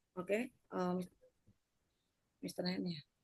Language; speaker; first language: English; non-native, learner; Indonesian